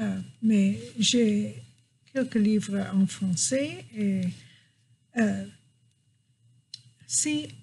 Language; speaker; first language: French; non-native, fluent; English